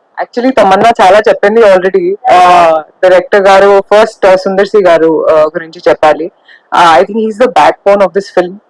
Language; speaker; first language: Telugu; non-native, local second language; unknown